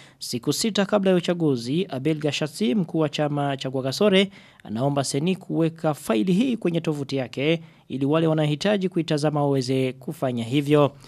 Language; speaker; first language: Swahili; non-native, local second language; Rundi